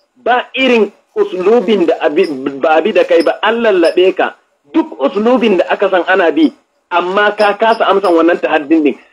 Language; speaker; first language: Hausa; non-native, local second language; Fula